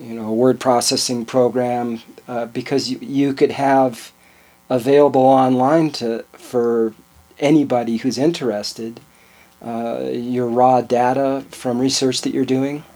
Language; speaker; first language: English; native; English